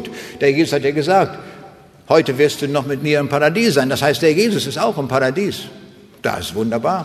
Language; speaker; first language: German; native; German